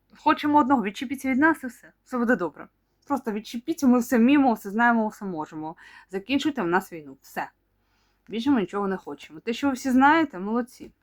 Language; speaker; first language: Ukrainian; non-native, local second language; Russian